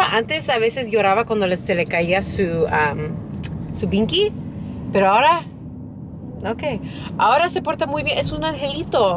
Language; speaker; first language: Spanish; early bilingual, heritage; Spanish